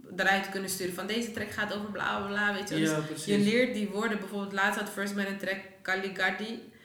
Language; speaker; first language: Dutch; early bilingual, other home language; Persian